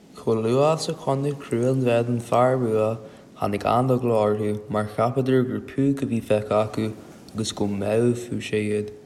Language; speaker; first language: Irish; native; Irish